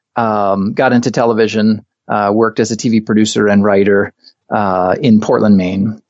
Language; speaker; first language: English; native; English